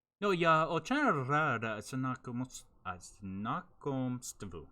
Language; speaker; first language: Russian; non-native, learner; English